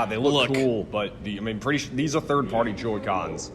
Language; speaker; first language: English; native; English